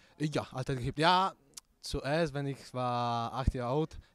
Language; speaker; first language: Dutch; non-native, learner; Polish